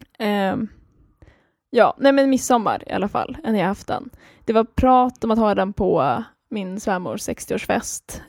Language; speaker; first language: Swedish; native; Swedish